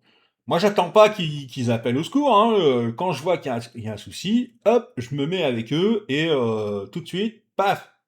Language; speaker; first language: French; native; French